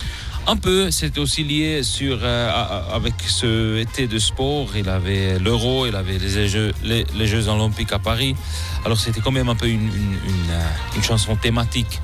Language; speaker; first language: French; non-native, local second language; German